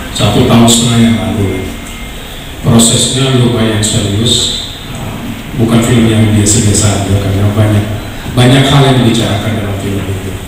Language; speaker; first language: Indonesian; native; Indonesian